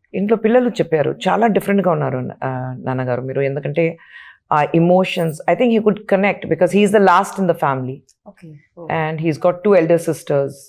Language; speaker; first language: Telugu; non-native, fluent; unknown